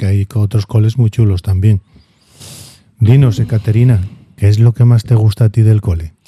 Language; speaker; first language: Spanish; native; Spanish